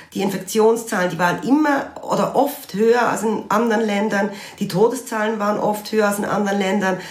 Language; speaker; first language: German; native; German